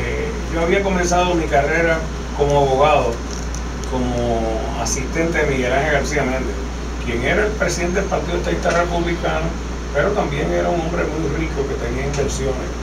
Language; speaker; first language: Spanish; native; Spanish